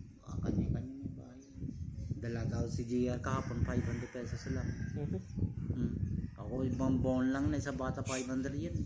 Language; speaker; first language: Filipino; non-native, learner; Punjabi